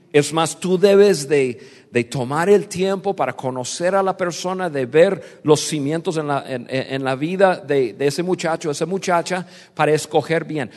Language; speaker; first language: Spanish; non-native, fluent; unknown